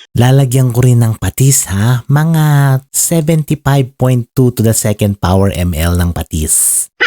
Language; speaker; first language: Filipino; non-native, local second language; Iloko